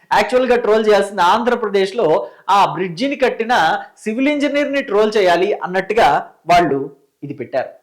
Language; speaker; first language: Telugu; native; Telugu